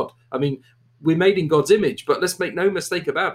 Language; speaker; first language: English; native; English